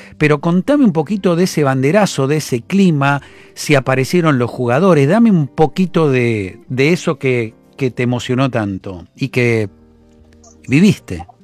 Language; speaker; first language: Spanish; native; Spanish